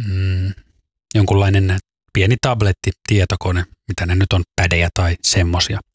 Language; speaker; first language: Finnish; native; Finnish